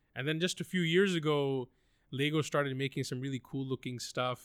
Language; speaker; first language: English; non-native, local second language; Urdu